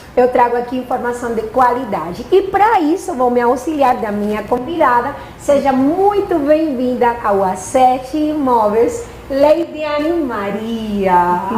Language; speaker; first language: Portuguese; non-native, fluent; Spanish